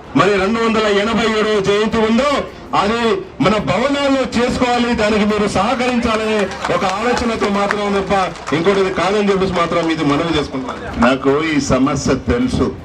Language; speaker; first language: Telugu; non-native, local second language; Lambadi